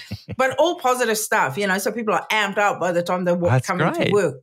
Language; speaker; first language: English; non-native, local second language; Afrikaans